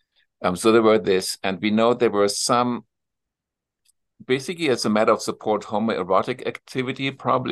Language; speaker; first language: English; non-native, fluent; German